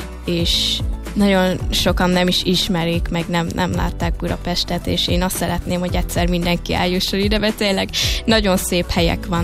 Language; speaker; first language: Hungarian; early bilingual, heritage; Hungarian